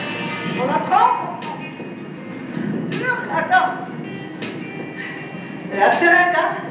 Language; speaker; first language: French; native; French